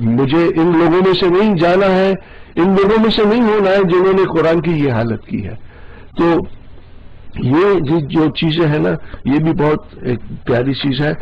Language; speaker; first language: Urdu; non-native, local second language; Gujarati